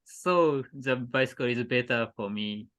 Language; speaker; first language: English; non-native, learner; Japanese